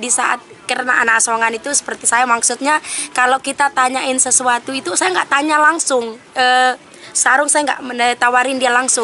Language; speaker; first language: Indonesian; non-native, local second language; Sasak